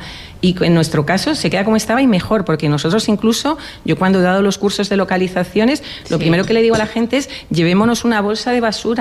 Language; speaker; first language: Spanish; native; Spanish